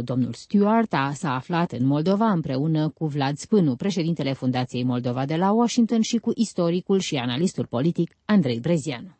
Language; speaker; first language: Romanian; native; Romanian